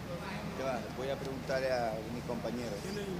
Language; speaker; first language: Spanish; native; Spanish